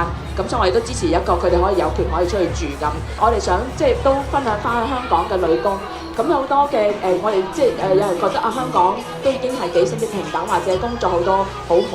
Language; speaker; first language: Cantonese; native; Cantonese